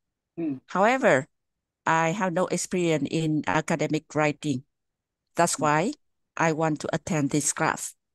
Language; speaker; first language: English; non-native, fluent; Vietnamese